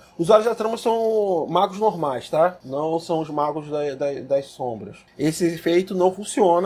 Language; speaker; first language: Portuguese; native; Portuguese